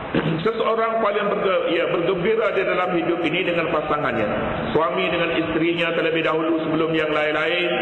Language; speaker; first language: Malay; native; Malay